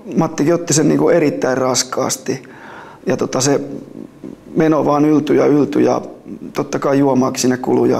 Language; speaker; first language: Finnish; native; Finnish